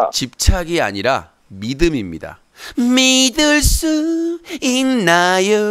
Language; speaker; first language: Korean; native; Korean